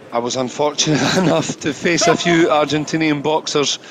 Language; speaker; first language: English; native; English